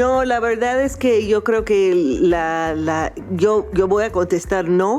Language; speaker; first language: Spanish; non-native, fluent; English